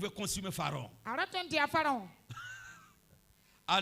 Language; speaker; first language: French; non-native, local second language; Mossi